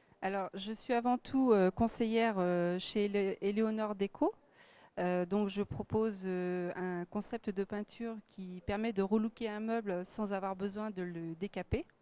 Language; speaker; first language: French; native; French